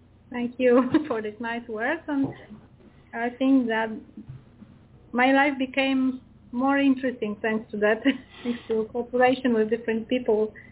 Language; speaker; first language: English; non-native, learner; Polish